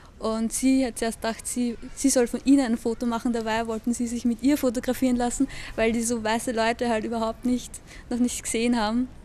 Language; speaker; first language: German; native; German